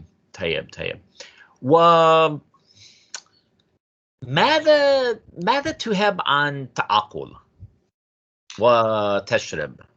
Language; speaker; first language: Arabic; non-native, fluent; English